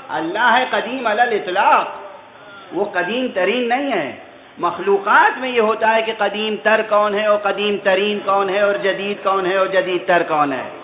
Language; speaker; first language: Urdu; native; Urdu